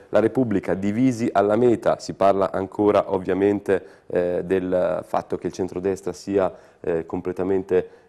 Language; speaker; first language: Italian; native; Italian